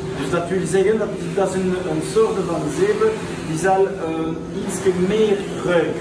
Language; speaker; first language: Dutch; non-native, local second language; French